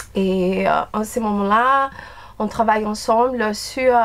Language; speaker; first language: French; non-native, fluent; Portuguese